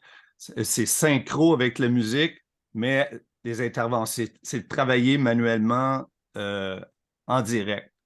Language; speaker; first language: French; native; French